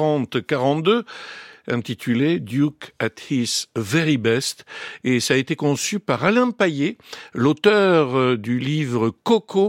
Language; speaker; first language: French; native; French